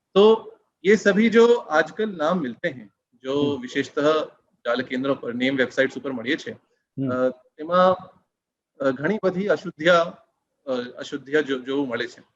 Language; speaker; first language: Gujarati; non-native, local second language; Hindi